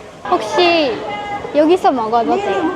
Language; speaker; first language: Korean; non-native, learner; Japanese